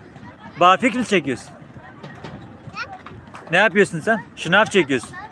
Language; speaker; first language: Turkish; native; Turkish